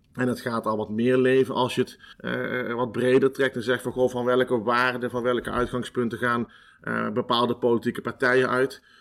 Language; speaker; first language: Dutch; native; Dutch